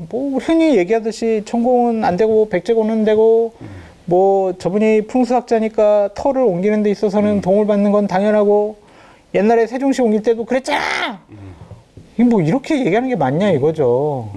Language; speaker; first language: Korean; native; Korean